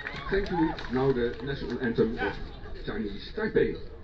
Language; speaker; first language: English; non-native, fluent; Dutch